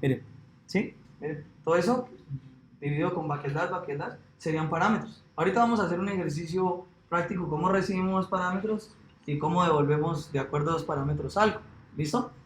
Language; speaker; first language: Spanish; native; Spanish